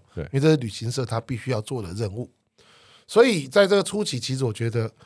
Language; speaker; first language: Chinese; native; Chinese